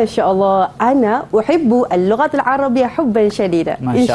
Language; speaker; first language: Arabic; non-native, fluent; Malay